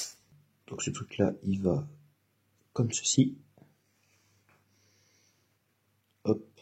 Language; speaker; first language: French; native; French